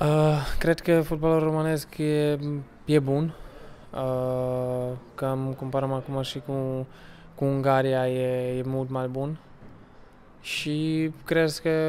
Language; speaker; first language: Romanian; non-native, learner; Slovak